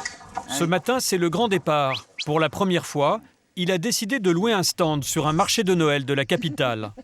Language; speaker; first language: French; native; French